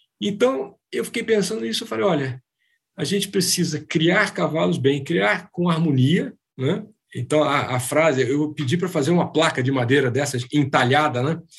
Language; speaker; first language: Portuguese; native; Portuguese